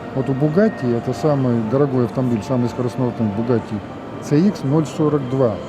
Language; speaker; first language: Russian; native; Russian